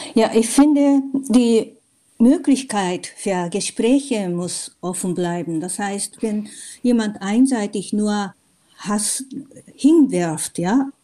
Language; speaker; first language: German; non-native, fluent; Japanese